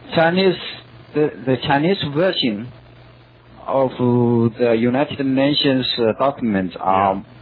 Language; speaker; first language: English; non-native, learner; Chinese